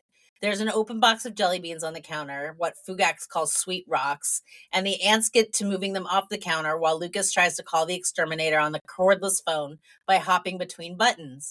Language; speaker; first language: English; native; English